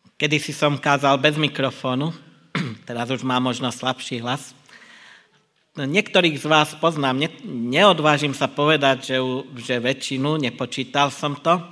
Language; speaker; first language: Slovak; non-native, local second language; Hungarian